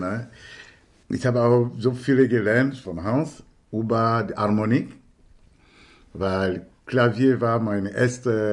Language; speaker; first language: German; non-native, learner; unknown